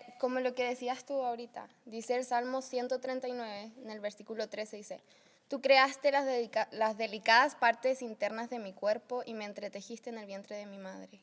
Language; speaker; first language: Spanish; native; Spanish